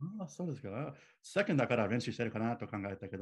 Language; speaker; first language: Japanese; non-native, learner; English